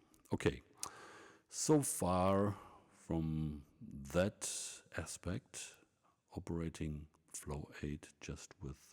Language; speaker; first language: English; non-native, fluent; German